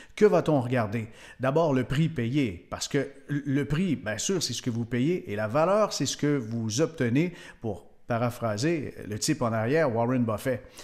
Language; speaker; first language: French; native; French